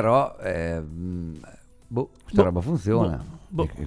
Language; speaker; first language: Italian; native; Italian